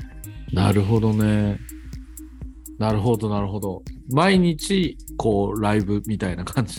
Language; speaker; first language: Japanese; native; Japanese